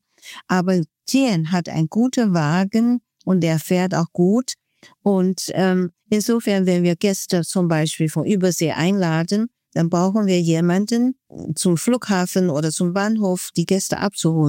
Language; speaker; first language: German; non-native, fluent; Chinese